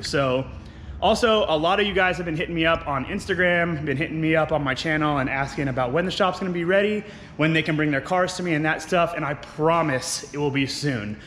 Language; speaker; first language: English; native; English